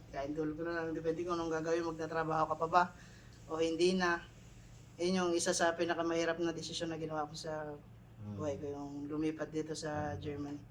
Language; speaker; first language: Filipino; non-native, local second language; Iloko